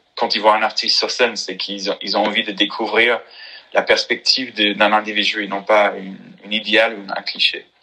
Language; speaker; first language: French; non-native, fluent; English